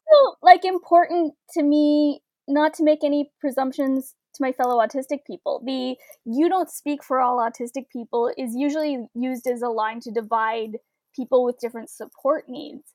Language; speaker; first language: English; native; English